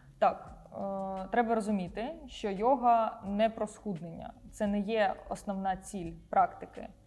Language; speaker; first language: Ukrainian; non-native, local second language; Russian